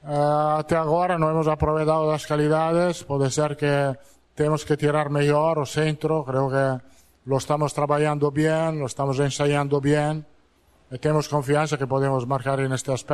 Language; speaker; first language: Portuguese; non-native, learner; Italian